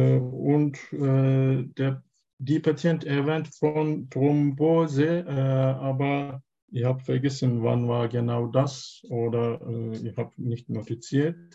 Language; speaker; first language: German; non-native, learner; Turkish